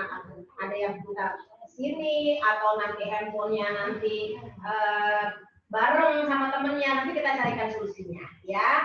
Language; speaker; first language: Indonesian; native; Indonesian